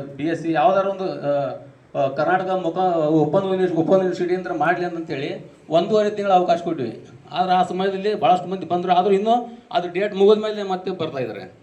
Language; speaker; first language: Kannada; non-native, local second language; Urdu